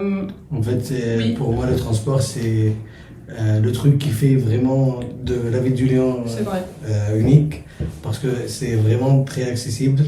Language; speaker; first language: French; non-native, local second language; Arabic